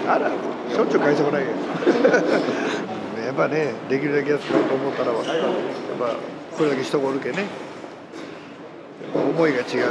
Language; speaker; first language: Japanese; native; Japanese